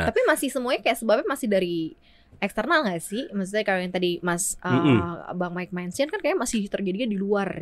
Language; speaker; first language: Indonesian; native; Indonesian